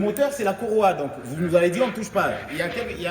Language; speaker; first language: French; native; French